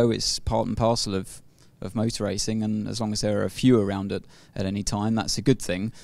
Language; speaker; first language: English; native; English